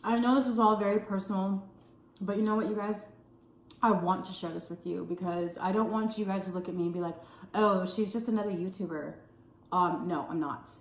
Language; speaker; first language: English; native; English